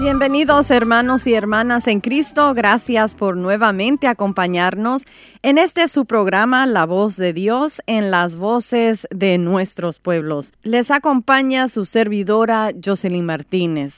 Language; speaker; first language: Spanish; native; Spanish